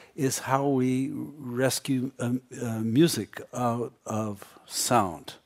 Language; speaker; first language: English; native; English